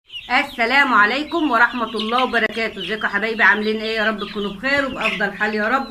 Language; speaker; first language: Arabic; native; Arabic